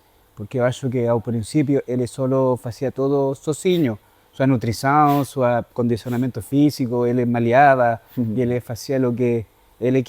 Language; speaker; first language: Portuguese; non-native, fluent; Spanish